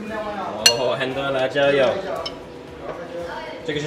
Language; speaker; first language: Chinese; non-native, learner; English